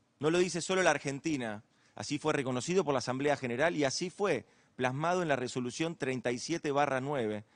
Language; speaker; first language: Spanish; native; Spanish